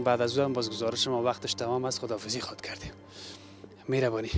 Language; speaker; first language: Persian; native; Persian